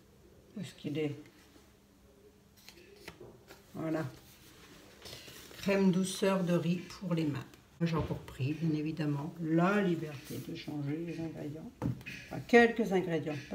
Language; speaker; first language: French; native; French